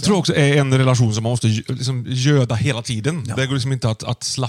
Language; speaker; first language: Swedish; native; Swedish